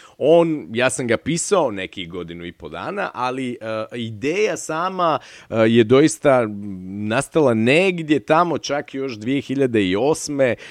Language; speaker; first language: Serbian; native; Serbian